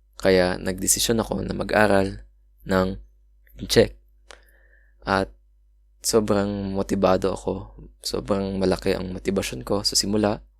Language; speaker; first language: Filipino; native; Filipino